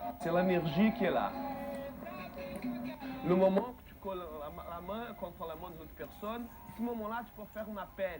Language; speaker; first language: French; non-native, fluent; Portuguese